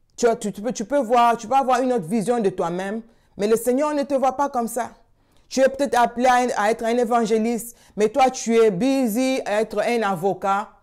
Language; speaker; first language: French; non-native, local second language; Swahili